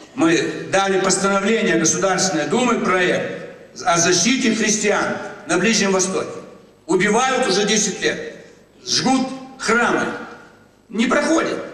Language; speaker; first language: Russian; native; Russian